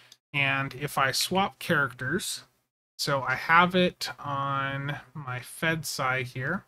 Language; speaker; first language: English; native; English